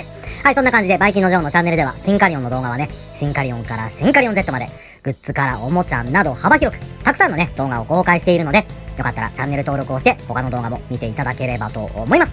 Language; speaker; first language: Japanese; native; Japanese